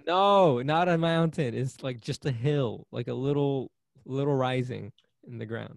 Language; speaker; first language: English; early bilingual, other home language; Spanish